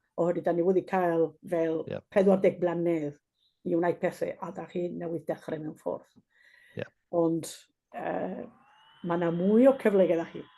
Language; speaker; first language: Welsh; non-native, fluent; Basque